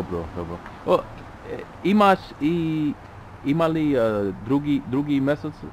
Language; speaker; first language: Macedonian; non-native, learner; English